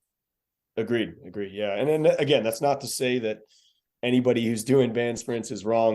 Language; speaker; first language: English; native; English